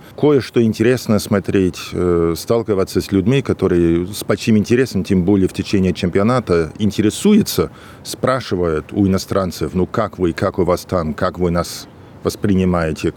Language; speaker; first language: Russian; non-native, fluent; English